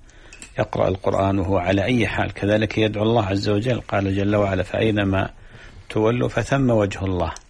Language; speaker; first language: Arabic; native; Arabic